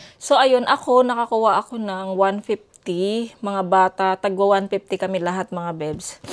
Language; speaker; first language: Filipino; native; Filipino